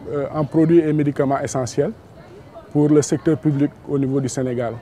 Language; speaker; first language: French; non-native, local second language; Wolof